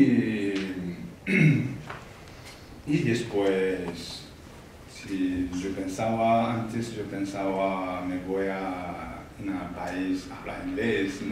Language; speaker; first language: Spanish; non-native, learner; Tibetan